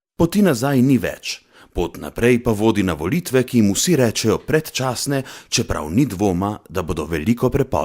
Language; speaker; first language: Slovenian; native; Slovenian